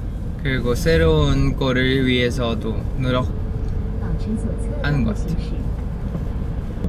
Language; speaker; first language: Korean; non-native, fluent; Thai